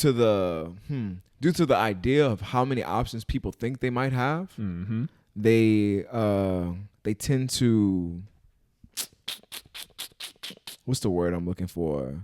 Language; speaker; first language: English; native; English